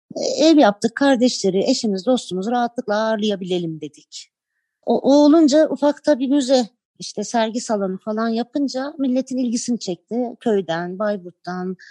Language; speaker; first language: Turkish; native; Turkish